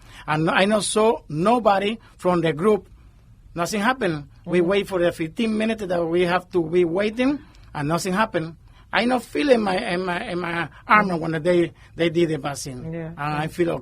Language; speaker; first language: English; non-native, learner; Spanish